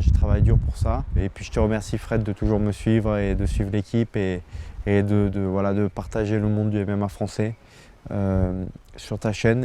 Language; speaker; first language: French; native; French